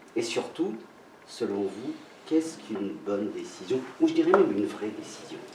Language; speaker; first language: French; native; French